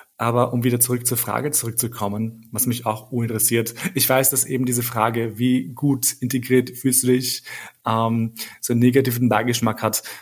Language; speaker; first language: German; early bilingual, other home language; Albanian